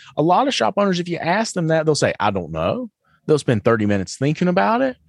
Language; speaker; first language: English; native; English